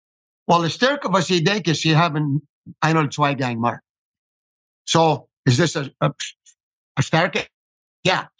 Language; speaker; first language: German; non-native, fluent; English